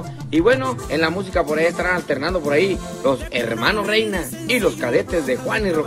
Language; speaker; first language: Spanish; native; Spanish